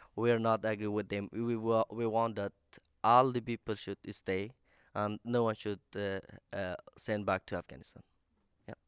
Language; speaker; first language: English; non-native, learner; Persian